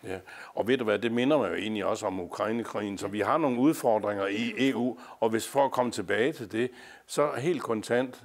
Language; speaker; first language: Danish; native; Danish